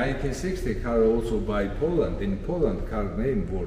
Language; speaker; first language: English; non-native, learner; Georgian